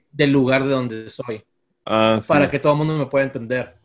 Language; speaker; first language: Spanish; native; Spanish